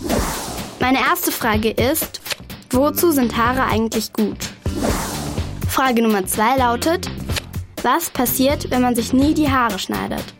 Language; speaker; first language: German; native; German